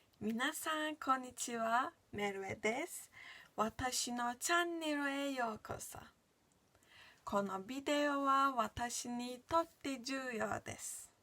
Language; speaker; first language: Japanese; non-native, learner; Turkish